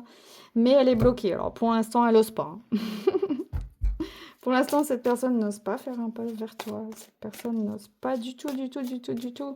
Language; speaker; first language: French; native; French